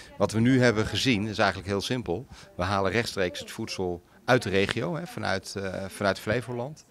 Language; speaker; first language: Dutch; native; Dutch